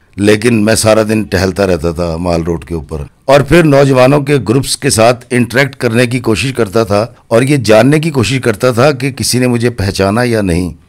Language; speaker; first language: Urdu; non-native, local second language; Punjabi